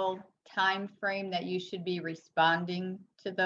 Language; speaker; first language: English; native; English